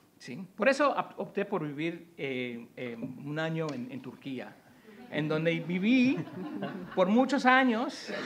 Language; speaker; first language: Spanish; early bilingual, heritage; Spanish